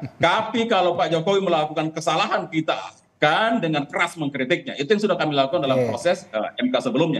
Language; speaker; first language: Indonesian; native; Indonesian